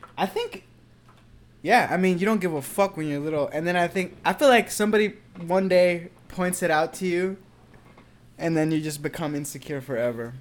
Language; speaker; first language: English; native; English